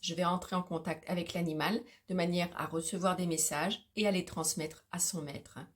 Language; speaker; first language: French; native; French